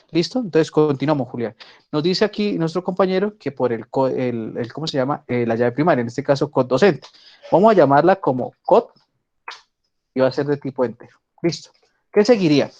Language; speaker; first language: Spanish; native; Spanish